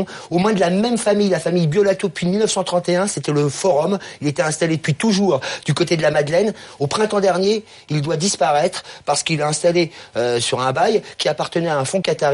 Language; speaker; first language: French; native; French